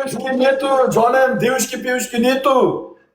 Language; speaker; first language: Russian; non-native, learner; Uzbek